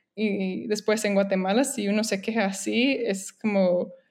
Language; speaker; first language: Spanish; non-native, fluent; English